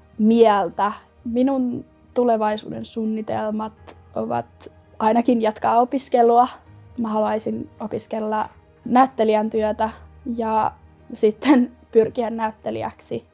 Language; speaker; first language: Finnish; non-native, local second language; Swedish